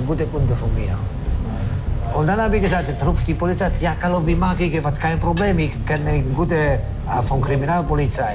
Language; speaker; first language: German; non-native, learner; Italian